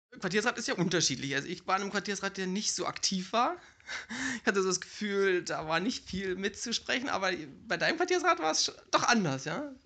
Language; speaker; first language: German; native; German